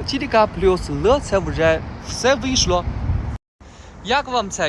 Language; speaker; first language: Ukrainian; non-native, learner; Chinese